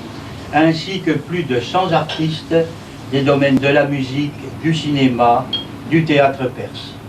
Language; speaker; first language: French; native; French